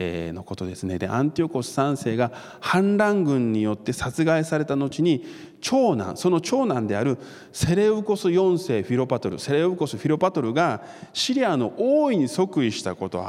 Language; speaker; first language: Japanese; non-native, fluent; Korean